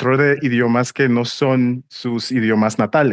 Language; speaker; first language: Spanish; non-native, fluent; English